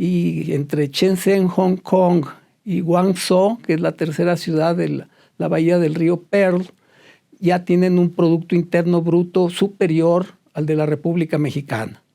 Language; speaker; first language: Spanish; native; Spanish